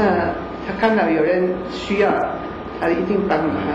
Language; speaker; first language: Chinese; non-native, fluent; German